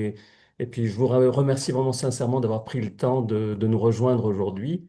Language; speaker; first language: French; native; French